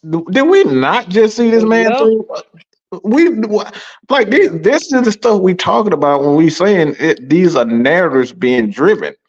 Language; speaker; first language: English; native; English